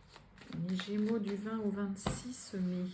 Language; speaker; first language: French; native; French